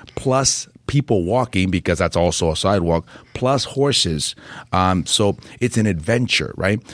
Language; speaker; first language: English; native; English